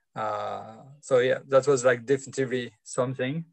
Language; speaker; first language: English; non-native, fluent; French